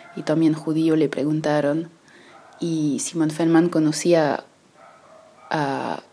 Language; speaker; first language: Spanish; early bilingual, other home language; French